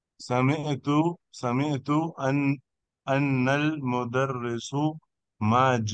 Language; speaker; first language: Arabic; non-native, learner; Urdu